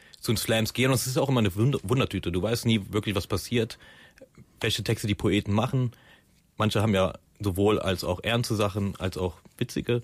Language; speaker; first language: German; early bilingual, other home language; Persian